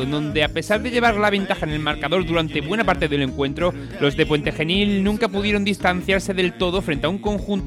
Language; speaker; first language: Spanish; native; Spanish